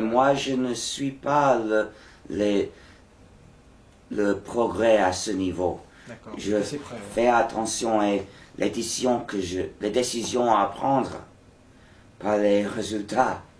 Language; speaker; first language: French; non-native, fluent; English